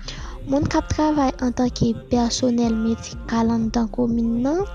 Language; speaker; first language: French; non-native, learner; Haitian Creole